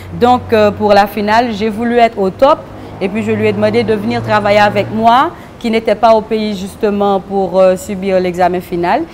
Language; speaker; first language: French; non-native, local second language; Haitian Creole